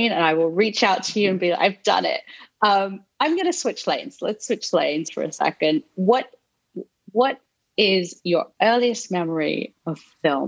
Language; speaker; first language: English; native; English